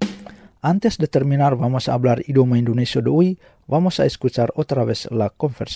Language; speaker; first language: Spanish; non-native, fluent; Indonesian